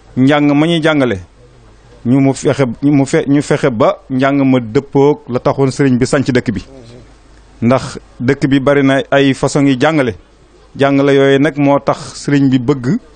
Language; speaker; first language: Wolof; native; Wolof